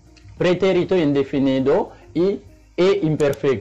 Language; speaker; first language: Spanish; non-native, learner; Haitian Creole